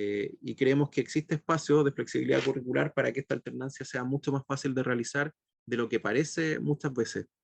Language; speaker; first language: Spanish; native; Spanish